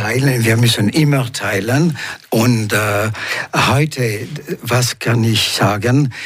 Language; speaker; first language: German; non-native, local second language; French